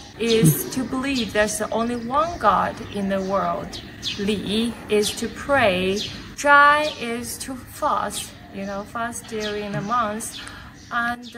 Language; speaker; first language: English; non-native, fluent; Chinese